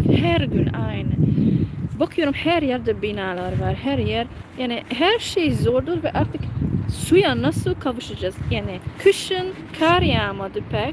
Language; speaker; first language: Turkish; non-native, fluent; Hungarian